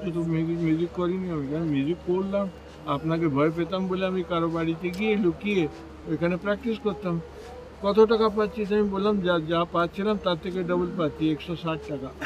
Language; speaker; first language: Bangla; non-native, fluent; Hindi